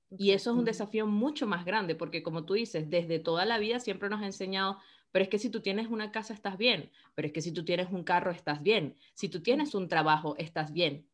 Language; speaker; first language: Spanish; native; Spanish